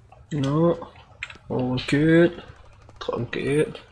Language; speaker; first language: French; non-native, learner; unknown